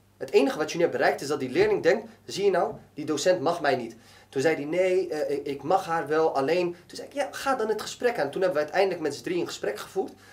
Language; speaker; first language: Dutch; early bilingual, other home language; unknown